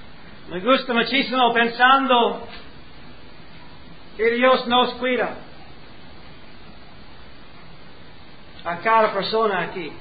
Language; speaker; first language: Spanish; non-native, learner; English